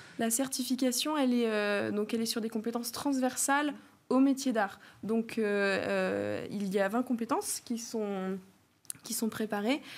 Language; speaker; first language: French; native; French